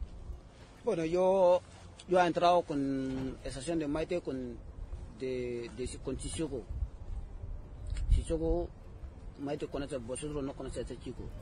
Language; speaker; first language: Spanish; non-native, learner; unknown